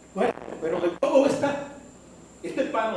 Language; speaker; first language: Spanish; native; Spanish